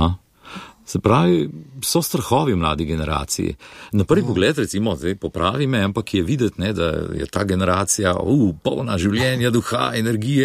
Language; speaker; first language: Slovenian; native; Slovenian